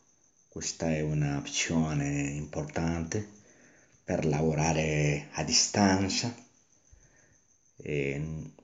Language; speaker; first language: Italian; non-native, learner; Spanish